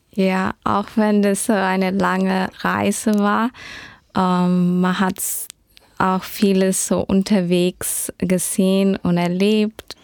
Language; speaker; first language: German; early bilingual, heritage; German